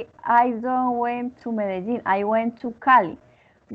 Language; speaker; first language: English; non-native, learner; Spanish